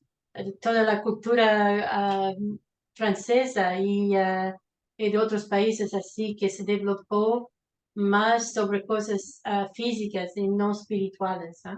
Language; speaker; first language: Spanish; non-native, fluent; Portuguese